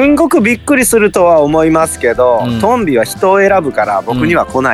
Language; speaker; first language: Japanese; native; Japanese